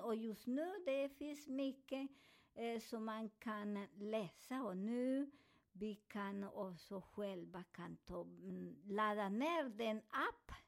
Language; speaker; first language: Swedish; non-native, fluent; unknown